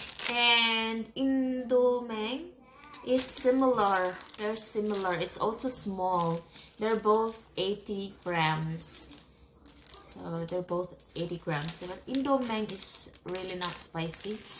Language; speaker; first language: English; non-native, local second language; Cebuano